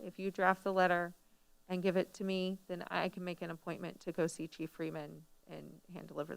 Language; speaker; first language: English; native; English